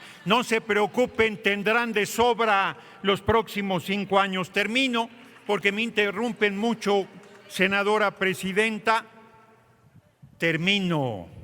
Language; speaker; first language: Spanish; native; Spanish